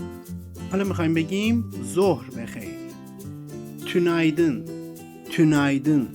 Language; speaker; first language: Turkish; non-native, fluent; Persian